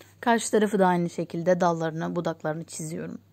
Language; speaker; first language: Turkish; native; Turkish